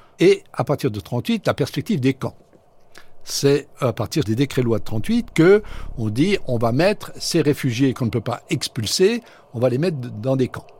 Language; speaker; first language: French; native; French